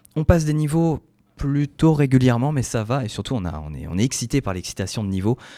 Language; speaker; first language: French; native; French